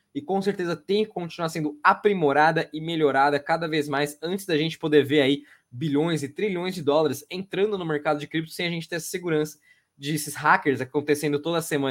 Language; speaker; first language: Portuguese; native; Portuguese